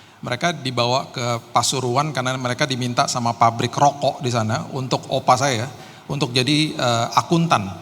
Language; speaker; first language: Indonesian; native; Indonesian